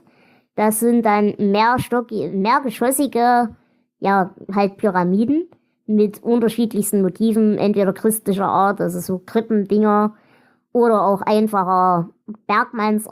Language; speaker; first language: German; native; German